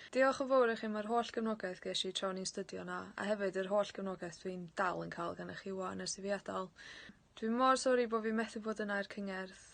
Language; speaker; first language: Welsh; native; Welsh